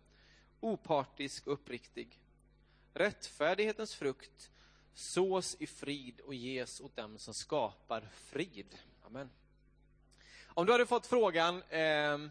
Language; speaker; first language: Swedish; native; Swedish